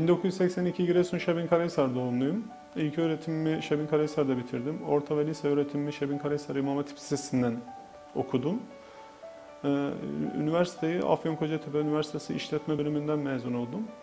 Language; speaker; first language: Turkish; native; Turkish